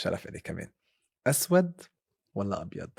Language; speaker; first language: Arabic; native; Arabic